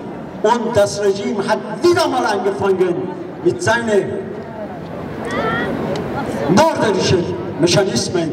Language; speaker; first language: German; non-native, fluent; Persian